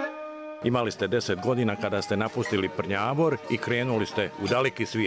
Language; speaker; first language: Serbian; native; Serbian